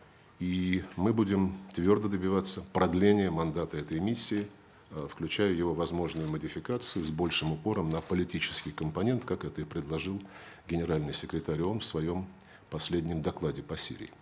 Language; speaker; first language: Russian; native; Russian